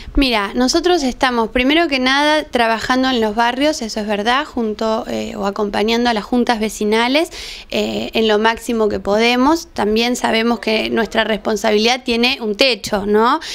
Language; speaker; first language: Spanish; native; Spanish